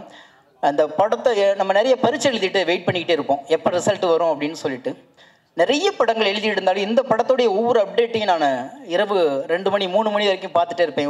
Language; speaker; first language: Tamil; native; Tamil